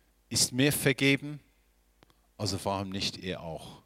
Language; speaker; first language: German; non-native, fluent; English